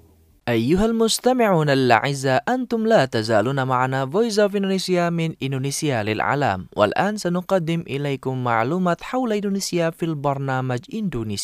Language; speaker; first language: Arabic; non-native, fluent; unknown